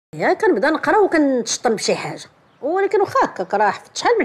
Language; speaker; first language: Arabic; native; Arabic